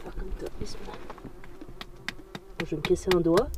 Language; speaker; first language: French; native; French